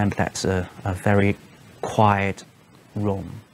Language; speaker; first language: English; non-native, local second language; Cantonese